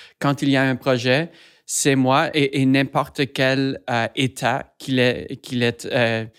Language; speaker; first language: French; non-native, fluent; English